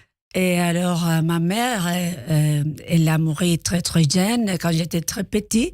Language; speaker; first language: French; non-native, learner; Spanish